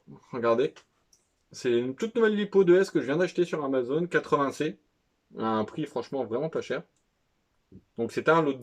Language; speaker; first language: French; native; French